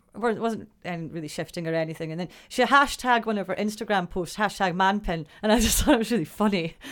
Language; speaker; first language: English; native; English